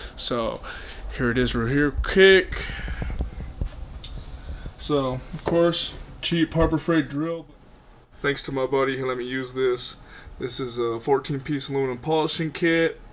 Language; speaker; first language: English; native; English